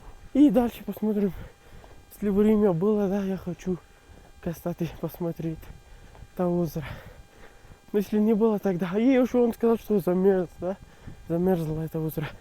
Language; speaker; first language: Russian; non-native, learner; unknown